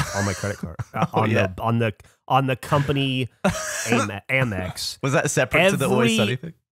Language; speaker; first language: English; native; English